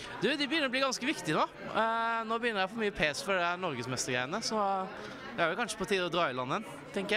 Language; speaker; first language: Norwegian; native; Norwegian